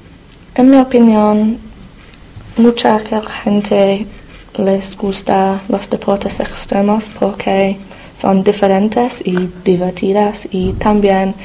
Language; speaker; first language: Spanish; non-native, learner; English